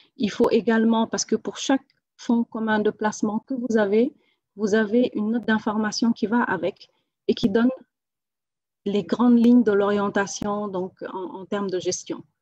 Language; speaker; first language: French; non-native, local second language; Wolof